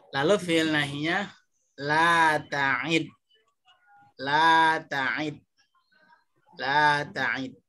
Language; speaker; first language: Arabic; non-native, fluent; Indonesian